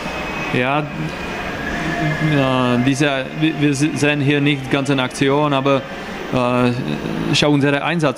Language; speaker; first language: German; non-native, learner; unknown